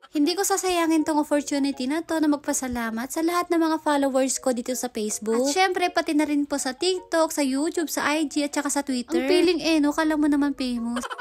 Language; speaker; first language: Filipino; native; Filipino